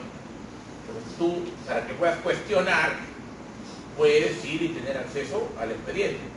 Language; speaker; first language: Spanish; native; Spanish